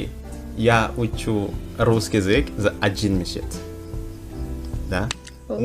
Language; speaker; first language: Russian; non-native, learner; Indonesian